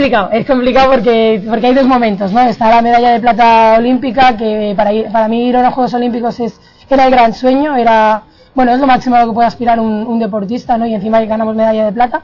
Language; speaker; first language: Spanish; native; Spanish